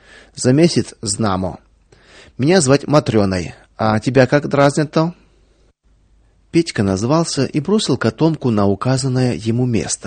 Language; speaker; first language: Russian; native; Russian